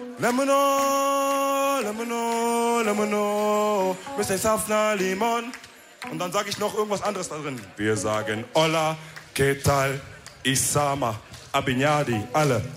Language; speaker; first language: German; early bilingual, other home language; Wolof